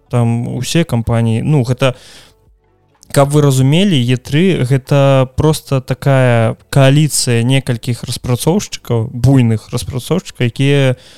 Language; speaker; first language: Belarusian; non-native, local second language; Russian